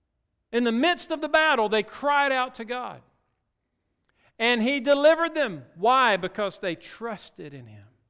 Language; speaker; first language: English; native; English